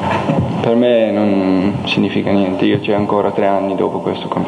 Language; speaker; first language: Italian; non-native, learner; Danish